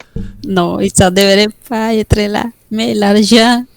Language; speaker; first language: French; non-native, fluent; Spanish